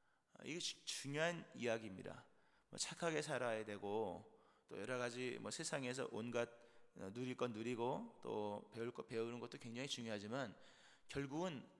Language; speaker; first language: Korean; native; Korean